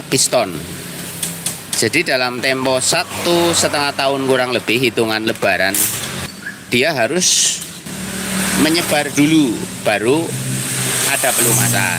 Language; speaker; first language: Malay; non-native, local second language; Javanese